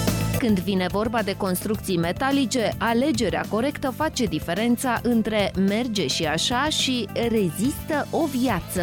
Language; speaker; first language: Romanian; native; Romanian